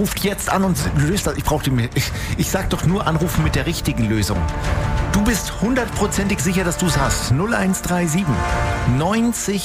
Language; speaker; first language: German; native; German